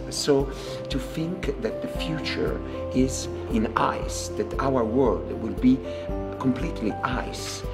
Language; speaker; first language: English; non-native, fluent; Italian